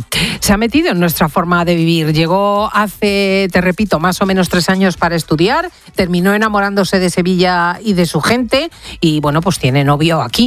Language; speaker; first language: Spanish; native; Spanish